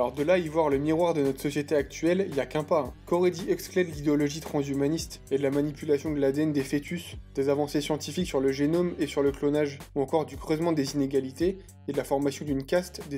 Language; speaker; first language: French; native; French